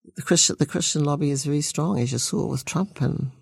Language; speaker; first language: English; native; English